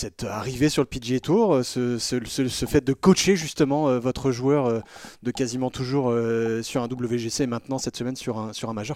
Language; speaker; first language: French; native; French